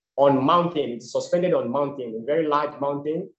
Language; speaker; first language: English; non-native, local second language; Yoruba